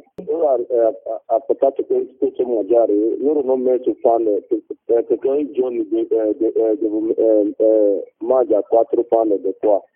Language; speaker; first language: Italian; non-native, learner; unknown